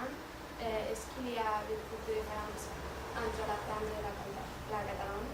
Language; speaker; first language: French; non-native, learner; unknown